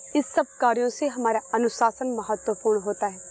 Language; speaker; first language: Hindi; native; Hindi